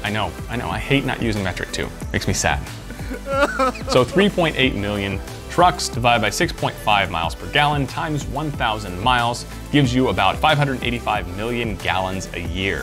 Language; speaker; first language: English; native; English